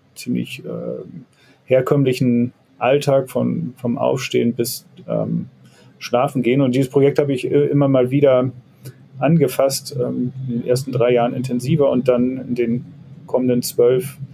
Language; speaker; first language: German; native; German